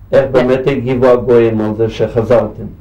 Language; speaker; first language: Hebrew; native; Hebrew